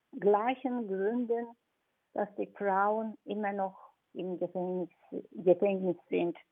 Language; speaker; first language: German; non-native, fluent; Turkish